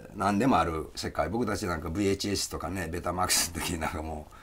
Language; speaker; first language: Japanese; early bilingual, heritage; Danish